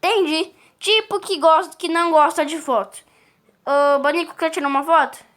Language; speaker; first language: Portuguese; native; Portuguese